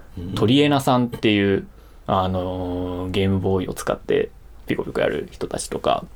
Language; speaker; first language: Japanese; early bilingual, heritage; Japanese